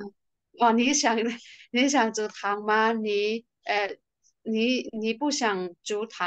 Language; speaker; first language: Chinese; non-native, learner; Burmese